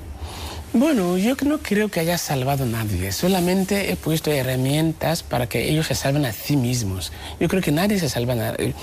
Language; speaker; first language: Spanish; non-native, fluent; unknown